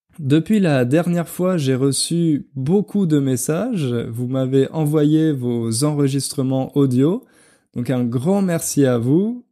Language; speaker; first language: French; native; French